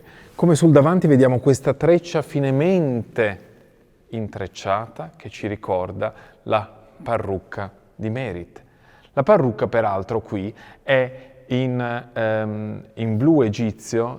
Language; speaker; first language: Italian; native; Italian